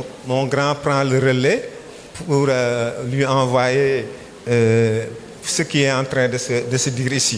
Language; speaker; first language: French; non-native, local second language; Wolof